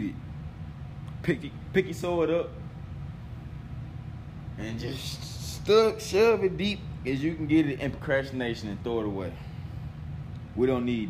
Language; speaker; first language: English; native; English